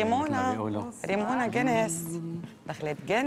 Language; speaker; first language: Arabic; native; Arabic